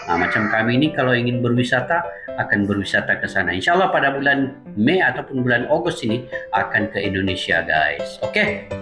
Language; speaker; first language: Malay; native; Malay